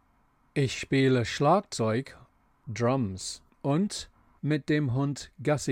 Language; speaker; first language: German; non-native, fluent; English